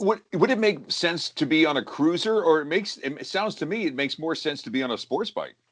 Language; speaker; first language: English; native; English